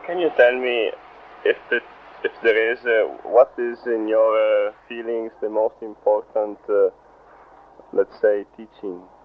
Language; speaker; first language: English; non-native, fluent; Italian